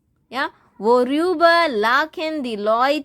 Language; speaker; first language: German; non-native, fluent; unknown